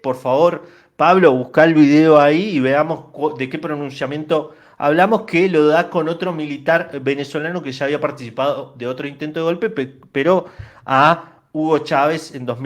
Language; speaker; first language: Spanish; native; Spanish